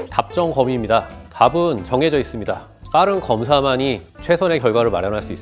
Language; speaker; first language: Korean; native; Korean